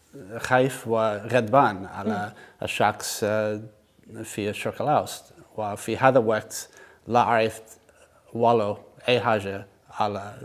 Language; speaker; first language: Arabic; non-native, learner; English